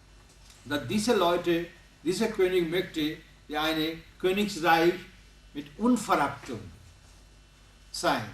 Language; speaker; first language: German; non-native, learner; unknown